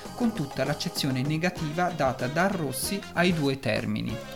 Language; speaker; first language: Italian; native; Italian